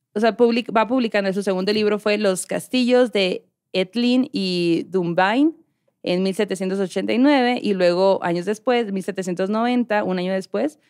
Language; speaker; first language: Spanish; native; Spanish